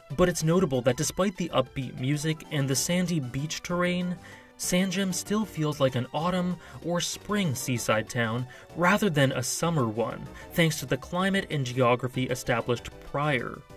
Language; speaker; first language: English; native; English